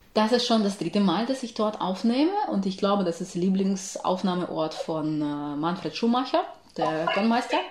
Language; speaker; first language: German; non-native, fluent; Ukrainian